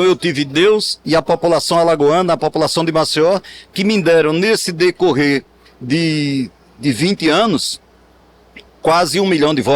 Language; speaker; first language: Portuguese; native; Portuguese